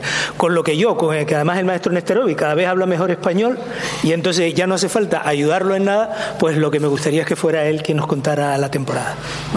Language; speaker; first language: Spanish; native; Spanish